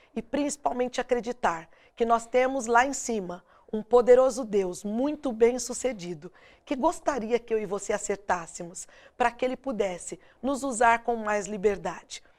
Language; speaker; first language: Portuguese; native; Portuguese